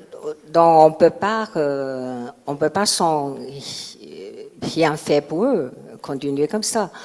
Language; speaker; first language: French; non-native, learner; Chinese